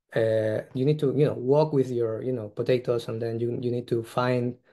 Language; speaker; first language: English; non-native, fluent; Spanish